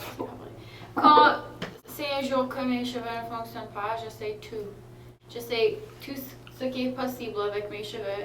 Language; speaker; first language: French; non-native, fluent; English